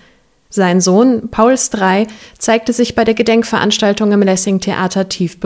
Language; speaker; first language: German; native; German